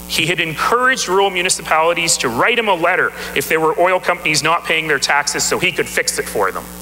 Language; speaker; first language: English; native; English